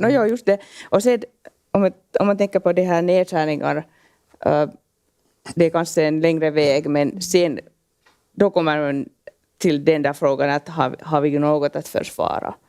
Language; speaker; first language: Swedish; non-native, local second language; Finnish